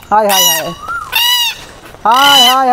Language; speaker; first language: Hindi; non-native, local second language; Kannada